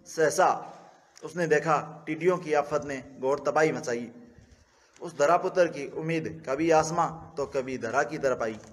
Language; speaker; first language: Hindi; native; Hindi